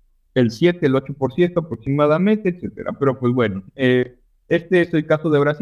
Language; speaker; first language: Spanish; native; Spanish